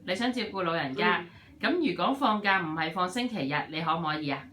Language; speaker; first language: Cantonese; native; Cantonese